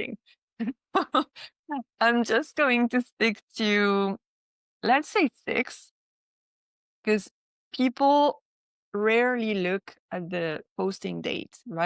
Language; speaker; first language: English; non-native, fluent; French